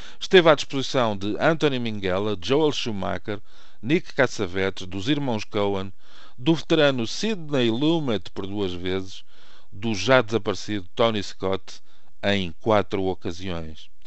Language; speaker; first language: Portuguese; native; Portuguese